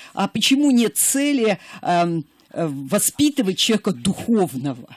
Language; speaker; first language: Russian; native; Russian